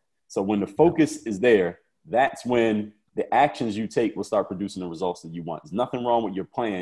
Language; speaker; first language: English; native; English